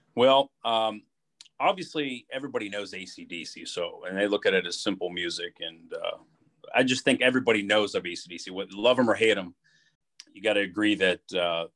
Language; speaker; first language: English; native; English